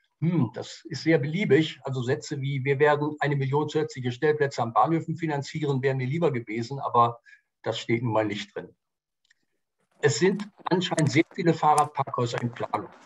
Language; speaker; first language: German; native; German